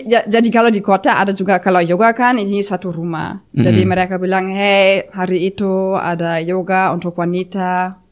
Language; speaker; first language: Indonesian; non-native, fluent; German